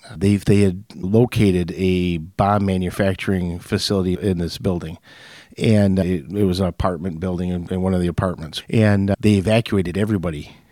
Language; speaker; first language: English; native; English